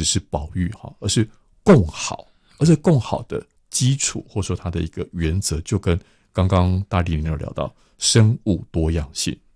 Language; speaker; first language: Chinese; native; Chinese